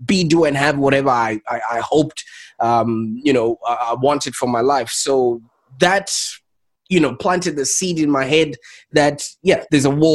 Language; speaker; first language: English; non-native, local second language; Shona